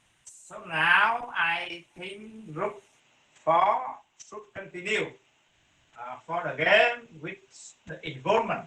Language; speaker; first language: English; non-native, fluent; Vietnamese